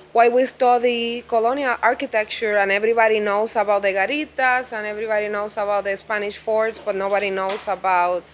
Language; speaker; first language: English; non-native, fluent; Spanish